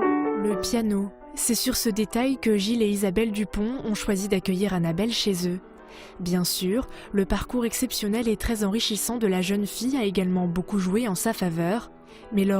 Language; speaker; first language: French; native; French